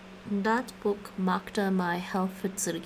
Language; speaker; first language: Dutch; non-native, learner; English